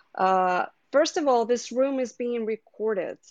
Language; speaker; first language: English; non-native, fluent; Russian